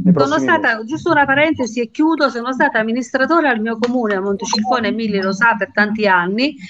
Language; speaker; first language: Italian; non-native, local second language; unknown